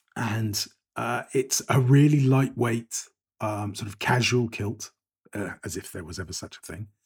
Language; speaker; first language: English; native; English